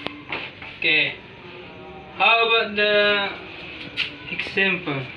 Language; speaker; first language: English; non-native, learner; Indonesian